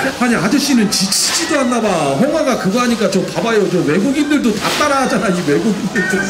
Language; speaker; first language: Korean; native; Korean